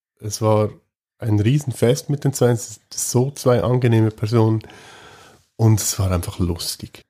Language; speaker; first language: German; native; German